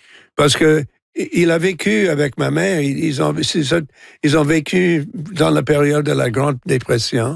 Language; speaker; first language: French; non-native, local second language; English